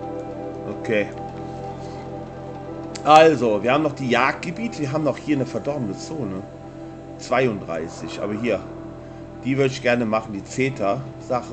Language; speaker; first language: German; native; German